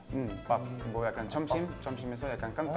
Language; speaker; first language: Korean; non-native, fluent; French